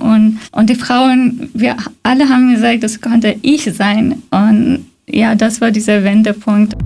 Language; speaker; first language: German; non-native, fluent; Persian